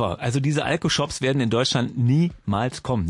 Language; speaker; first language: German; native; German